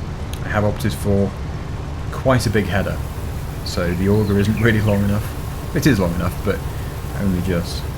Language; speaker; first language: English; native; English